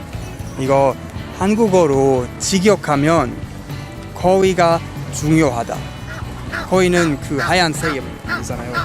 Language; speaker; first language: Korean; non-native, fluent; Luxembourgish